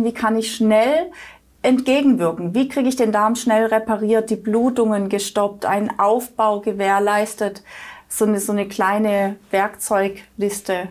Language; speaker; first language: German; native; German